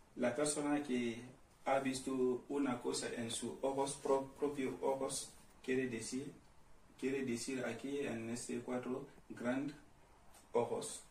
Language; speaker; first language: Spanish; non-native, learner; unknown